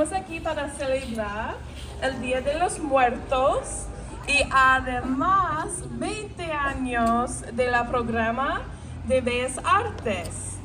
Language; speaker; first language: Spanish; non-native, learner; English